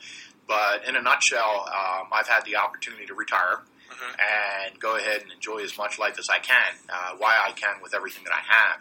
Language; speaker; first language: English; native; English